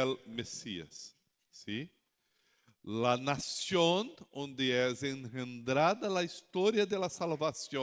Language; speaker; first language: Spanish; non-native, learner; Portuguese